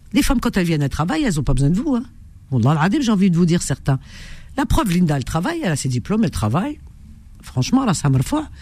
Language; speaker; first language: French; native; French